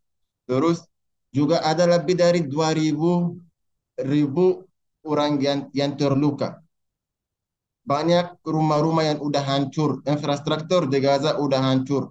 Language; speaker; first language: Indonesian; non-native, learner; Arabic